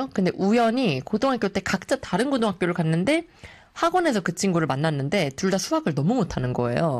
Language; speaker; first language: Korean; native; Korean